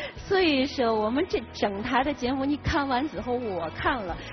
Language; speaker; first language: Chinese; native; Chinese